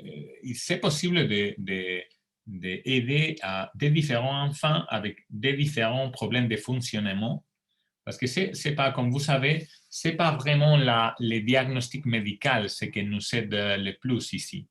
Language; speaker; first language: French; non-native, fluent; Spanish